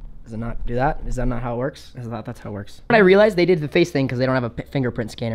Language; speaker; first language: English; native; English